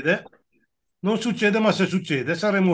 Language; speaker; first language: Italian; native; Italian